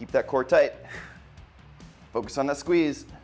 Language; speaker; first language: English; native; English